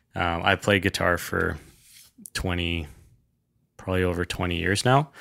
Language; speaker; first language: English; native; English